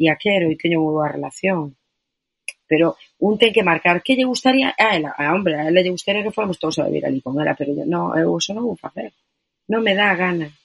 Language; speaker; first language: Galician; non-native, local second language; Spanish